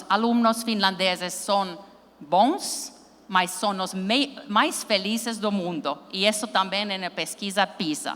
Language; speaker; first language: Portuguese; non-native, learner; Finnish